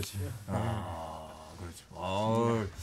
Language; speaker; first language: Korean; native; Korean